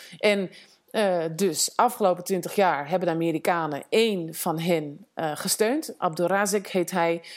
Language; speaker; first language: Dutch; native; Dutch